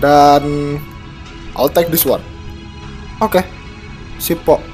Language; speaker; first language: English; non-native, learner; Indonesian